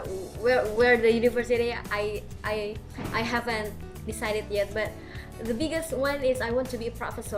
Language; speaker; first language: English; non-native, local second language; Indonesian